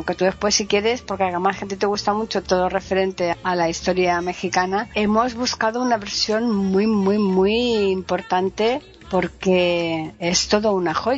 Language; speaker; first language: Spanish; native; Spanish